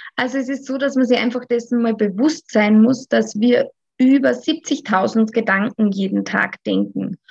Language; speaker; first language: German; native; German